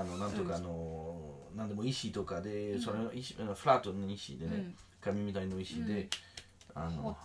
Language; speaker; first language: Japanese; non-native, learner; French